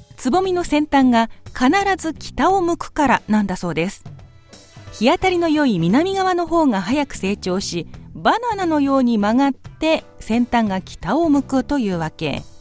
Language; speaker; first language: Japanese; native; Japanese